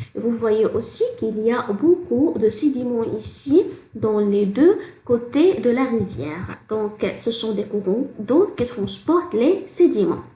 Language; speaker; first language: French; non-native, local second language; Arabic